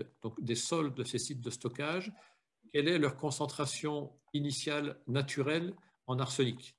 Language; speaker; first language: French; native; French